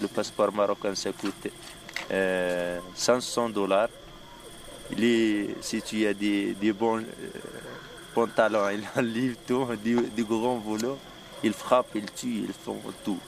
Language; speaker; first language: French; non-native, local second language; Arabic